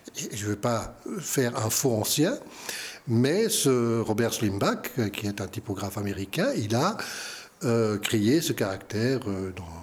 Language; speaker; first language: French; non-native, local second language; Dutch